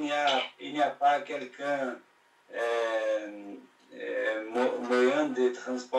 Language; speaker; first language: French; non-native, learner; Portuguese